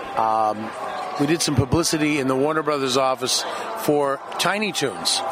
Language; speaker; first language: English; native; English